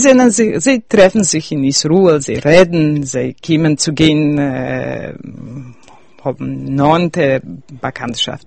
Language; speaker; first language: German; early bilingual, heritage; Yiddish